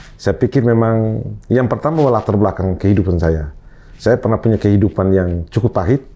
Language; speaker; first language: Indonesian; non-native, local second language; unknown